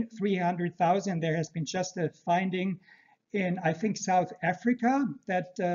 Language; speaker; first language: English; early bilingual, other home language; Turkish